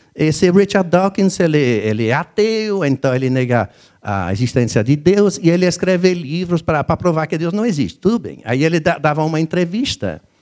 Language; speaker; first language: Portuguese; non-native, fluent; French